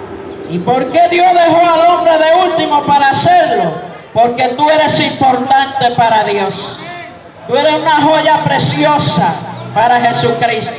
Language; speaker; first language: Spanish; native; Spanish